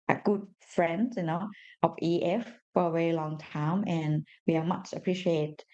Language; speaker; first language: English; non-native, learner; Thai